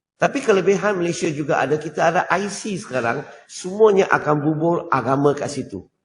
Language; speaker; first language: Malay; non-native, local second language; Chinese